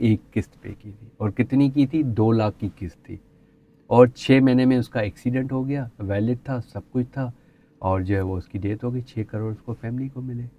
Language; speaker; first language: Urdu; non-native, local second language; Sindhi